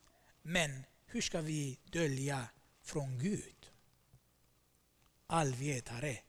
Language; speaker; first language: Swedish; non-native, fluent; Armenian